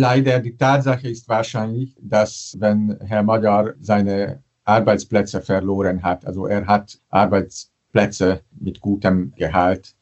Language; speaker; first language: German; non-native, fluent; Hungarian